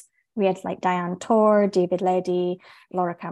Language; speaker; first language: English; native; English